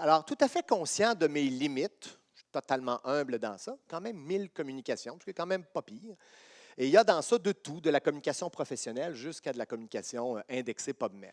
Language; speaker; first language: French; native; French